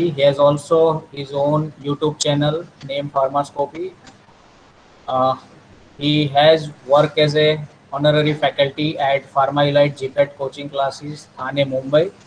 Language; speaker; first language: English; non-native, local second language; Gujarati